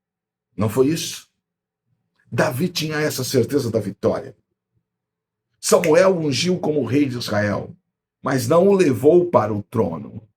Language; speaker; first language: Portuguese; native; Portuguese